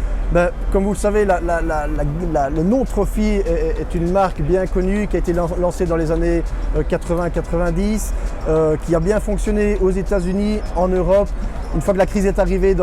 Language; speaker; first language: French; native; French